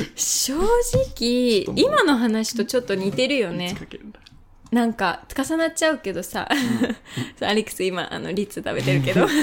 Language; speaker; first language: Japanese; native; Japanese